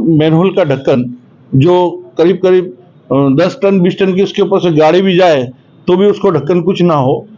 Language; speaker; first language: Hindi; non-native, local second language; Gujarati